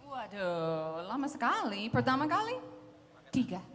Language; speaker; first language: Indonesian; non-native, fluent; English